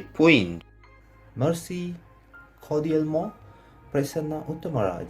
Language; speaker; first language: French; non-native, learner; Tamil